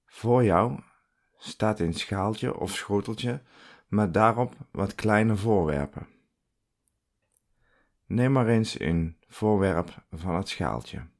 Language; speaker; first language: Dutch; native; Dutch